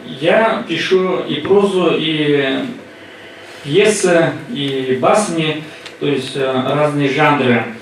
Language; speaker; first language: Russian; non-native, local second language; Chuvash